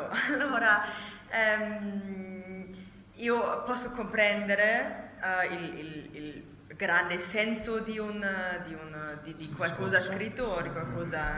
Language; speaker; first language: Italian; non-native, learner; German